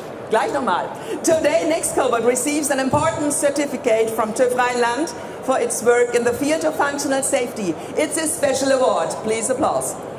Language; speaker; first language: English; non-native, fluent; German